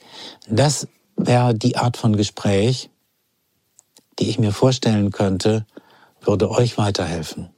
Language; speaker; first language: German; native; German